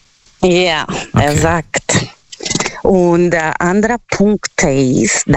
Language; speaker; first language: German; non-native, learner; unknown